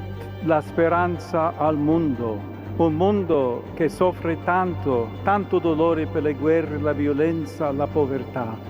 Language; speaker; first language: Italian; non-native, fluent; English